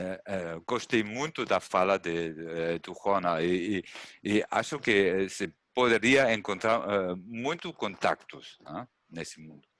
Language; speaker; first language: Portuguese; non-native, learner; German